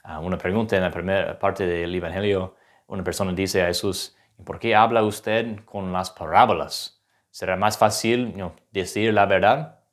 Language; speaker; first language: Spanish; non-native, learner; English